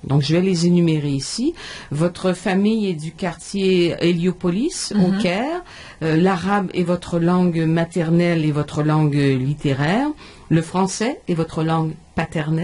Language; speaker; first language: French; native; French